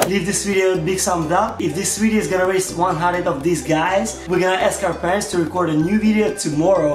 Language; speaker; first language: English; non-native, fluent; Russian